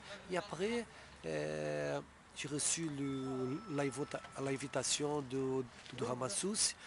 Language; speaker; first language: French; non-native, fluent; Portuguese